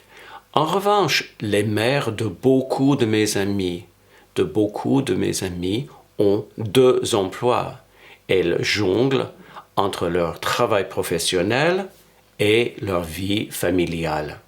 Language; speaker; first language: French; non-native, fluent; English